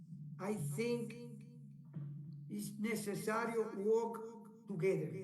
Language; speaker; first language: English; non-native, learner; Spanish